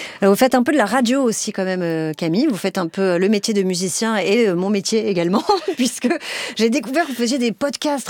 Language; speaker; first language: French; native; French